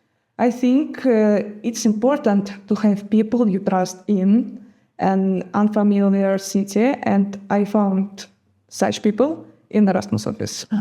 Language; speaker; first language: English; non-native, fluent; Gagauz